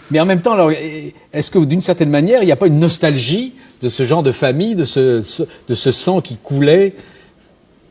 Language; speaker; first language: French; native; French